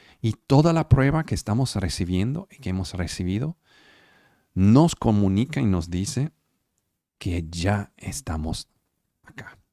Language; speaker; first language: Spanish; non-native, fluent; Italian